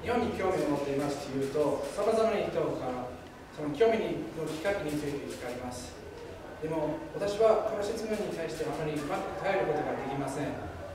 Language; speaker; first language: Japanese; non-native, fluent; English